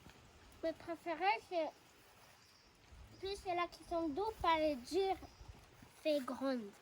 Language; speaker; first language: French; early bilingual, other home language; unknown